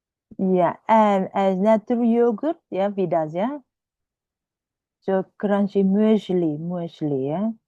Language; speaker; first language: German; non-native, fluent; Indonesian